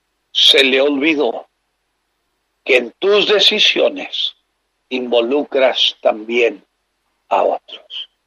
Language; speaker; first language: Spanish; native; Spanish